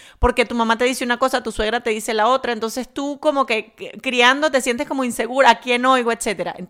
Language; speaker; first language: Spanish; native; Spanish